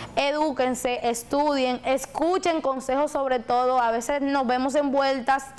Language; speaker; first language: Spanish; native; Spanish